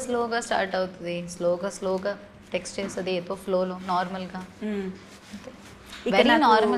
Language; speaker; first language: Telugu; non-native, learner; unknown